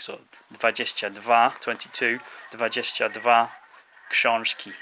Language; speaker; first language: Polish; non-native, fluent; English